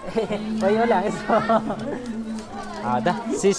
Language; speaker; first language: Chinese; non-native, learner; Hindi